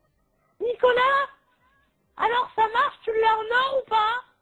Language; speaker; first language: French; native; French